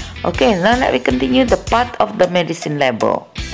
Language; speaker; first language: English; non-native, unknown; Indonesian